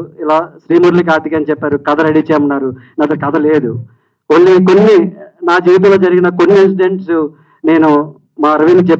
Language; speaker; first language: Telugu; native; Telugu